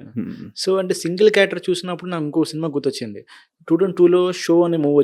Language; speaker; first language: Telugu; native; Telugu